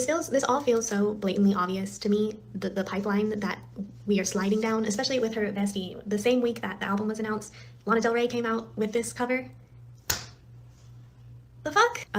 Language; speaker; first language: English; native; English